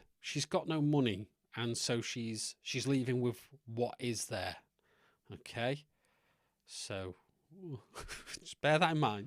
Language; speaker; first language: English; native; English